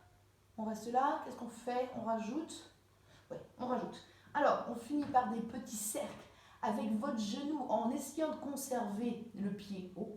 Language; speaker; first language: French; native; French